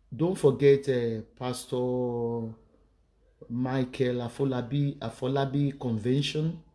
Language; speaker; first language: English; non-native, local second language; Yoruba